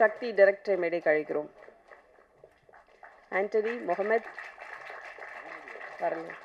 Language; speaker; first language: Tamil; native; Tamil